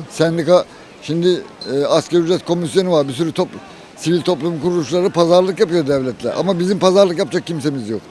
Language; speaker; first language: Turkish; native; Turkish